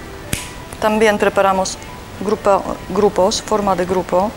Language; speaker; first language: Spanish; non-native, learner; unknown